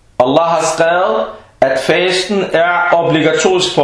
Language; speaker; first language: Danish; early bilingual, other home language; Arabic